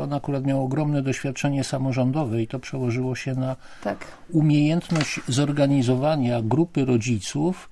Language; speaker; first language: Polish; native; Polish